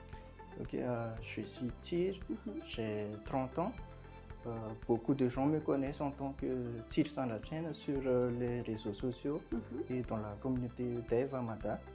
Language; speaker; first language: French; non-native, local second language; Malagasy